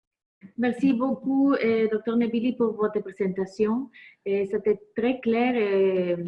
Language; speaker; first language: French; non-native, fluent; Spanish